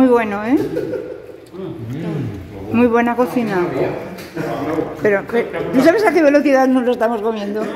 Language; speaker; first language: Spanish; native; Spanish